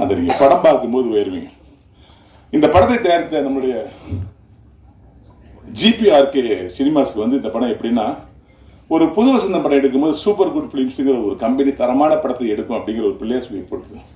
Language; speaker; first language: Tamil; native; Tamil